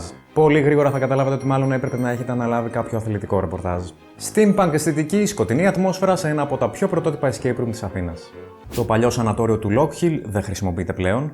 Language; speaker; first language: Greek; native; Greek